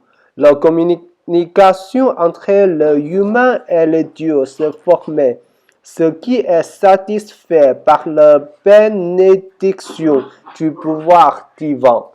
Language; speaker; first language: French; non-native, learner; Chinese